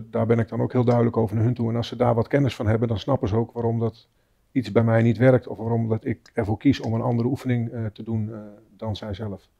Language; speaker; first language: Dutch; native; Dutch